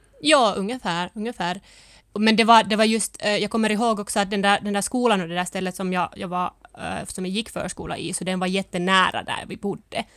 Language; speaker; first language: Swedish; early bilingual, other home language; Finnish